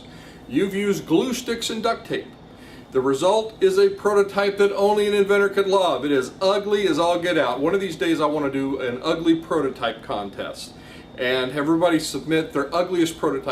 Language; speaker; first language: English; native; English